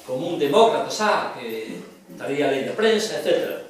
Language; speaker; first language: Spanish; non-native, local second language; Galician